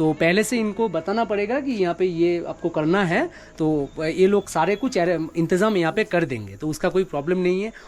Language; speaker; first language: Hindi; non-native, local second language; Bangla